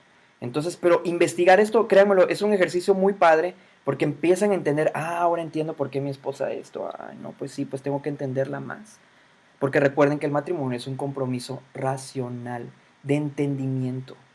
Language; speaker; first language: Spanish; native; Spanish